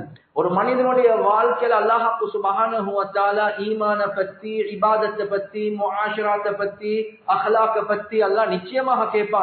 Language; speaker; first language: Tamil; native; Tamil